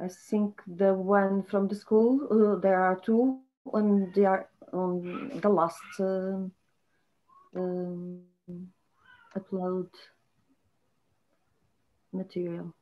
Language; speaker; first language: English; non-native, fluent; Portuguese